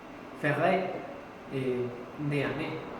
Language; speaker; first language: French; non-native, learner; Spanish